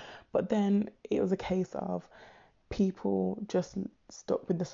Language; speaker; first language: English; native; English